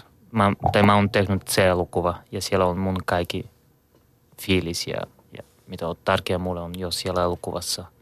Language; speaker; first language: Finnish; non-native, learner; Bulgarian